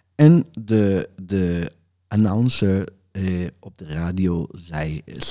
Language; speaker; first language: Dutch; non-native, fluent; Hebrew